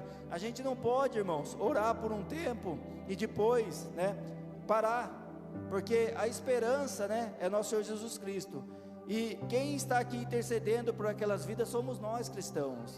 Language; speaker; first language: Portuguese; native; Portuguese